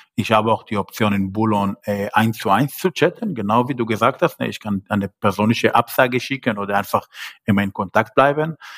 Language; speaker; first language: German; non-native, fluent; Hebrew